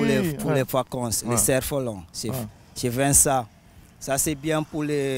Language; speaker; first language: French; non-native, local second language; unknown